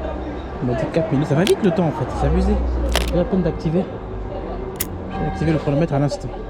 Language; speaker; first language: French; native; French